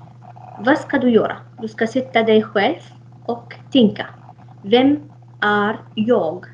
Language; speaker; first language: Swedish; non-native, fluent; Arabic